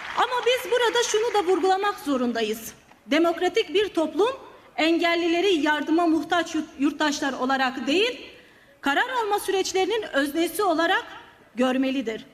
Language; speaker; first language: Turkish; non-native, local second language; Kurdish